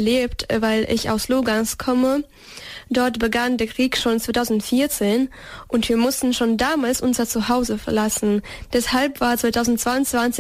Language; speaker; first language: German; non-native, fluent; Ukrainian